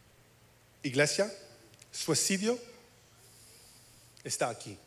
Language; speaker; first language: Spanish; early bilingual, heritage; English